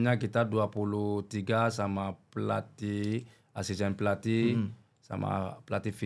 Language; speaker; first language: Indonesian; non-native, learner; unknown